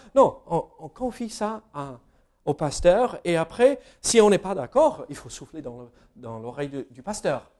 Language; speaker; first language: French; non-native, fluent; English